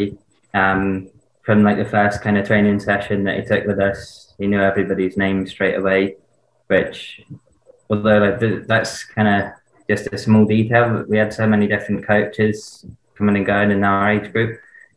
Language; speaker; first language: English; native; English